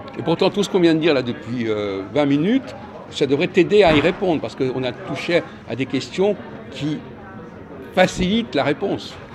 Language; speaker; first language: French; native; French